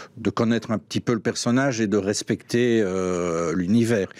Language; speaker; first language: French; native; French